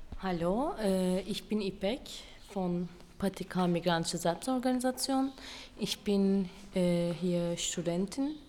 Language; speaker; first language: German; non-native, fluent; Turkish